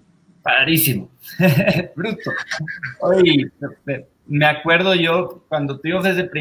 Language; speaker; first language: Spanish; native; Spanish